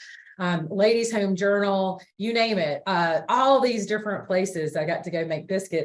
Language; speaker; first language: English; native; English